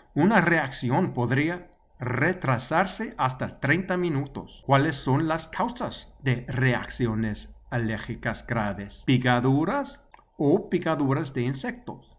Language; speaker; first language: Spanish; non-native, learner; English